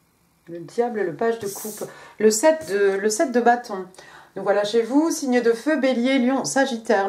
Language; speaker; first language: French; native; French